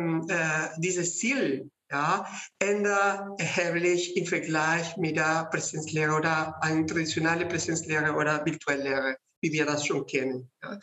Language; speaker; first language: German; non-native, fluent; Spanish